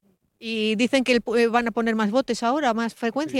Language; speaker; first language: Spanish; native; Spanish